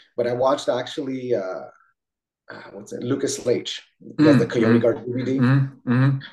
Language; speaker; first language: English; native; English